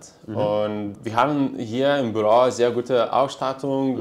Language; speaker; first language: German; non-native, fluent; Lithuanian